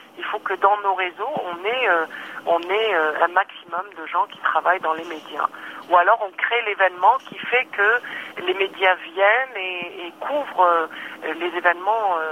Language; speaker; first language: French; non-native, local second language; Arabic